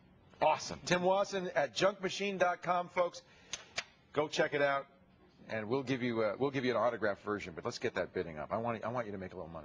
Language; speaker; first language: English; native; English